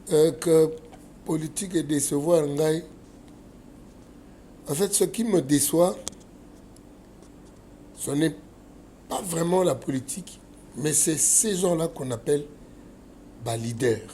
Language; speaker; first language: French; non-native, local second language; Lingala